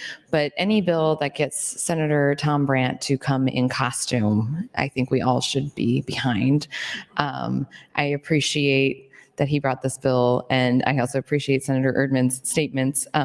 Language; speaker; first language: English; native; English